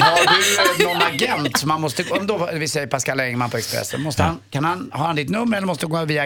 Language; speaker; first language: Swedish; native; Swedish